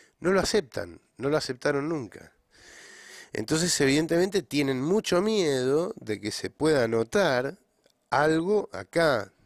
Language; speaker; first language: Spanish; native; Spanish